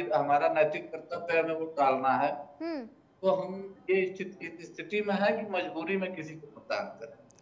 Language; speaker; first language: Hindi; native; Hindi